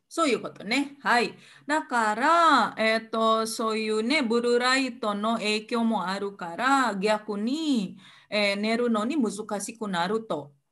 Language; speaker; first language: Japanese; non-native, fluent; Indonesian